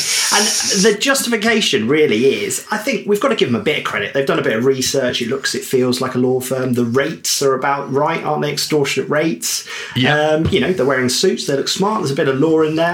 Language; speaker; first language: English; native; English